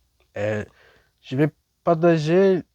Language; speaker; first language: French; non-native, learner; English